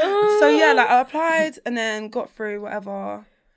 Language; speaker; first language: English; native; English